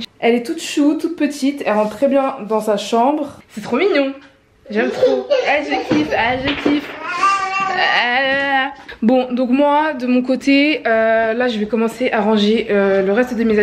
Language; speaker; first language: French; native; French